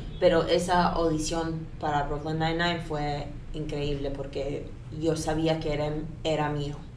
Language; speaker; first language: Spanish; early bilingual, heritage; Spanish